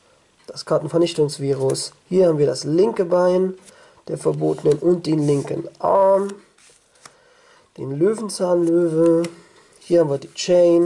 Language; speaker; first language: German; native; German